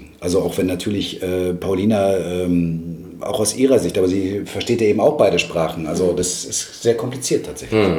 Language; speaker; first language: German; native; German